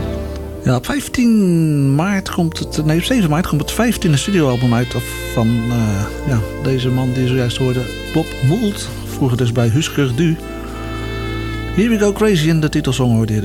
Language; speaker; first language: Dutch; native; Dutch